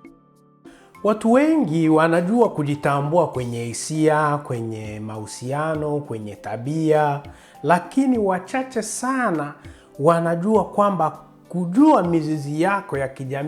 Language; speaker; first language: Swahili; native; Swahili